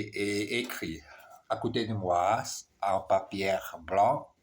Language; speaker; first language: French; non-native, learner; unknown